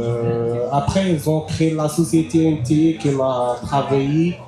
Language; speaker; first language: French; non-native, learner; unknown